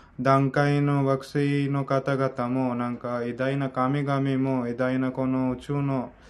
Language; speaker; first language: Japanese; non-native, learner; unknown